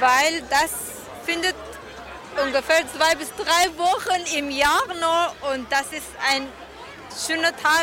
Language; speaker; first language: German; non-native, learner; Persian